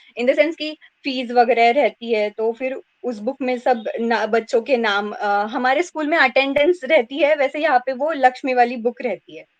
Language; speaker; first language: Hindi; non-native, local second language; Marathi